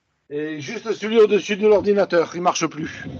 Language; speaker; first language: French; native; French